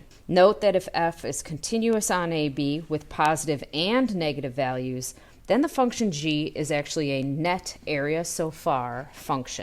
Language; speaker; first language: English; native; English